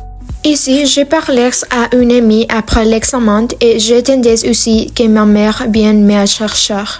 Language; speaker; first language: French; non-native, learner; Spanish